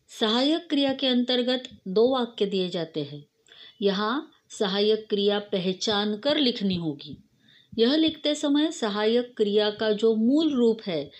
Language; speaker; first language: Hindi; non-native, local second language; Marathi